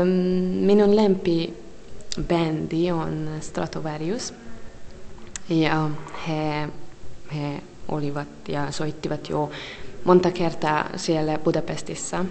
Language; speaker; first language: Finnish; non-native, learner; Hungarian